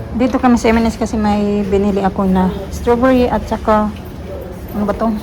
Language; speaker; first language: Filipino; native; Filipino